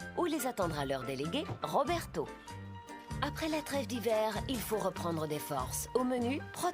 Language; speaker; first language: French; native; French